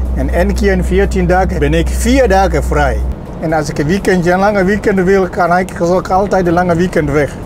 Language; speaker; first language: Dutch; non-native, fluent; Swahili